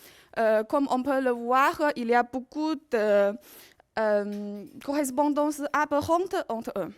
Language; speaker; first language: French; non-native, learner; Chinese